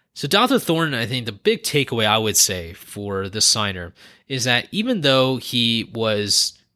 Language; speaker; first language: English; native; English